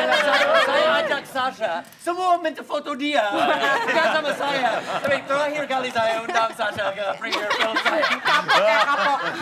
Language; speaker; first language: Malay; non-native, fluent; English